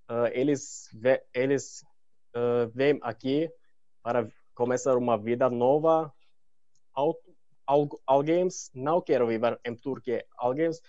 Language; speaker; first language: Portuguese; non-native, learner; Turkish